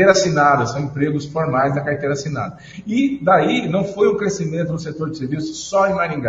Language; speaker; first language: Portuguese; native; Portuguese